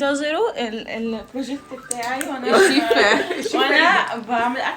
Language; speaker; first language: Arabic; native; Arabic